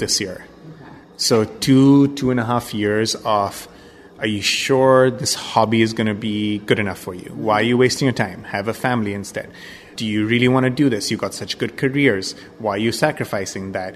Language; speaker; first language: English; non-native, local second language; Bangla